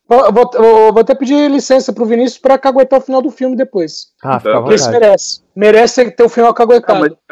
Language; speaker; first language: Portuguese; native; Portuguese